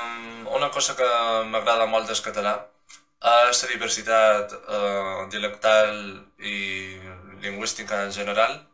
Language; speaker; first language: Catalan; non-native, local second language; Spanish